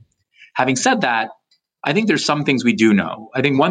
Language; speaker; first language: English; native; English